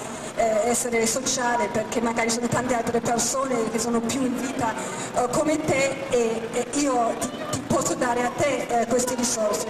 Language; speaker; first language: Italian; non-native, fluent; German